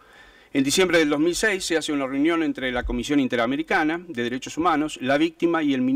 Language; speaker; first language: Spanish; native; Spanish